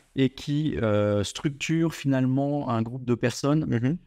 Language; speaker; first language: French; native; French